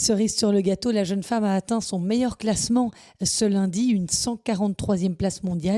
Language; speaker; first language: French; native; French